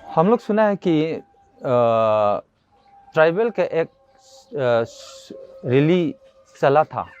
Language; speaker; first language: Hindi; non-native, local second language; Manipuri